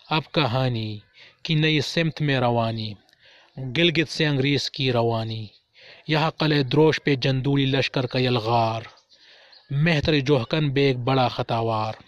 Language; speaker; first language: Urdu; non-native, local second language; Pashto